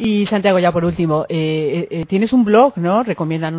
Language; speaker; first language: Spanish; native; Spanish